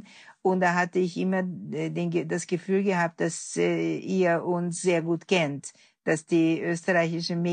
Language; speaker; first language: German; non-native, fluent; Hungarian